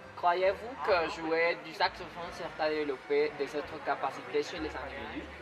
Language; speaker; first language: French; non-native, learner; Spanish